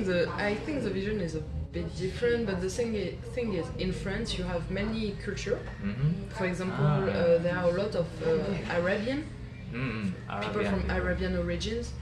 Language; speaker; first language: English; non-native, fluent; French